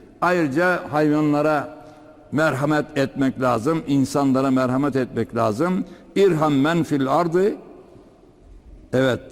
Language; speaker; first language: Turkish; native; Turkish